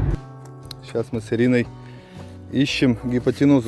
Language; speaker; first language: Russian; native; Russian